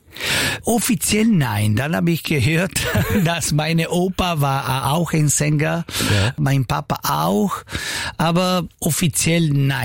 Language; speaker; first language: German; non-native, local second language; Italian